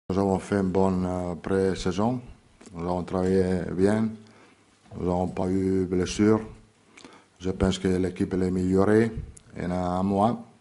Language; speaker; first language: French; non-native, learner; Italian